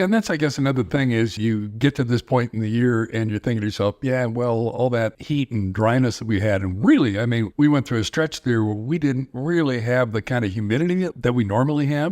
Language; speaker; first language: English; native; English